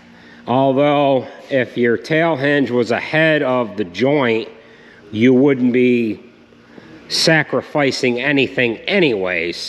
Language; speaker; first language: English; native; English